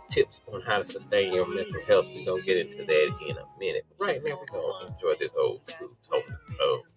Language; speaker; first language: English; native; English